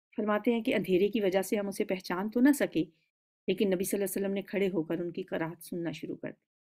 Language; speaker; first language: Urdu; native; Urdu